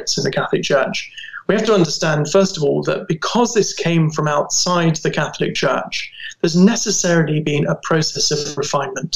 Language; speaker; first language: English; native; English